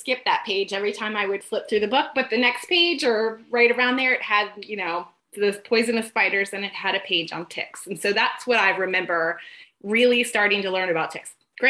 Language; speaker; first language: English; native; English